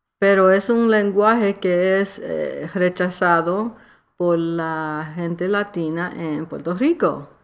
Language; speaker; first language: Spanish; early bilingual, heritage; Spanish